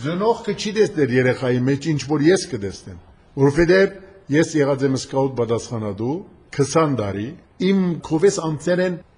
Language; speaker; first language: Armenian; early bilingual, heritage; Armenian